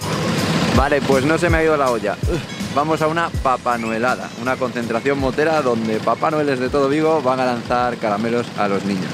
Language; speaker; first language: Spanish; native; Spanish